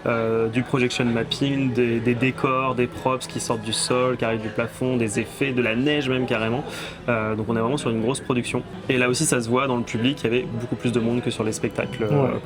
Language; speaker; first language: French; native; French